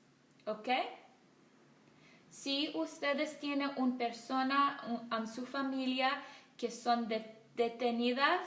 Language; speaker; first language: Spanish; non-native, learner; English